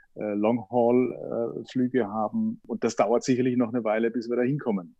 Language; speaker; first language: German; native; German